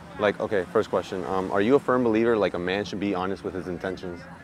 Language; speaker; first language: English; early bilingual, other home language; Spanish